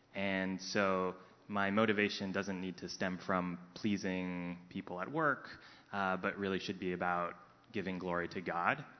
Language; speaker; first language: English; non-native, local second language; Cantonese